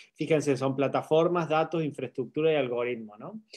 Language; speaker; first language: Spanish; native; Spanish